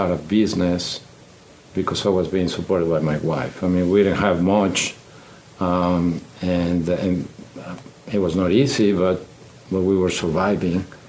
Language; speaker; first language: English; non-native, fluent; Spanish